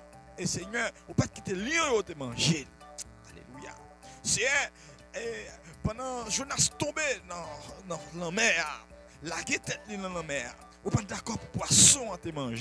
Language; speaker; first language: French; non-native, local second language; Haitian Creole